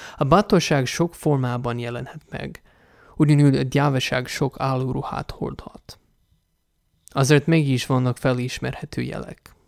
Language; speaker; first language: Hungarian; non-native, fluent; English